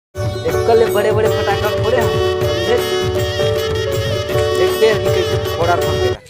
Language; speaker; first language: Hindi; non-native, local second language; Chhattisgarhi